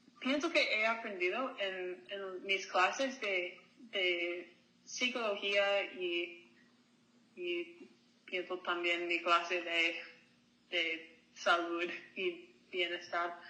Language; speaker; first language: Spanish; non-native, learner; English